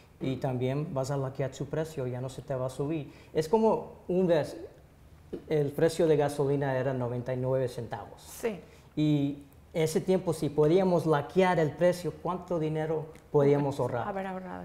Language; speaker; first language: Spanish; early bilingual, heritage; Spanish